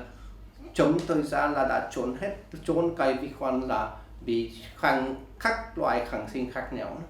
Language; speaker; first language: Vietnamese; non-native, learner; Swedish